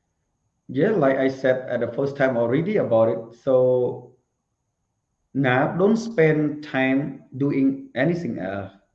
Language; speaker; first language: English; non-native, learner; Khmer